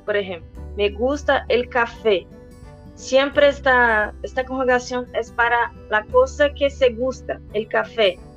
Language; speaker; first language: Spanish; non-native, fluent; Portuguese